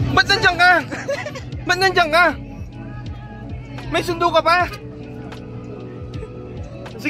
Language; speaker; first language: Filipino; native; Filipino